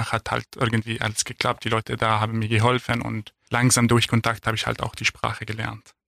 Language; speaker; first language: German; non-native, fluent; Arabic